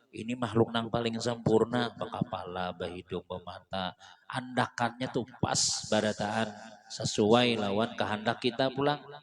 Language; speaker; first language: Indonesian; non-native, local second language; Banjar